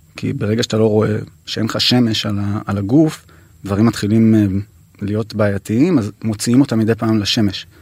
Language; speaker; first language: Hebrew; native; Hebrew